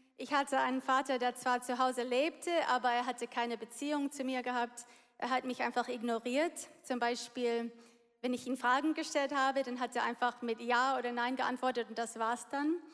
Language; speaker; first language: German; non-native, fluent; English